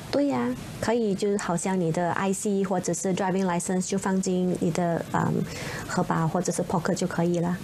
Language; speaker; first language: Chinese; native; Chinese